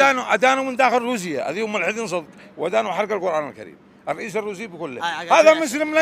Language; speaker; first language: Arabic; native; Arabic